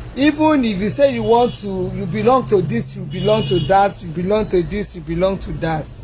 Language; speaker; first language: English; non-native, local second language; Yoruba